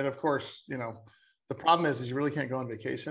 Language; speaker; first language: English; native; English